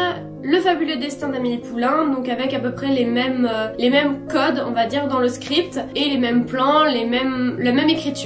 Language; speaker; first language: French; native; French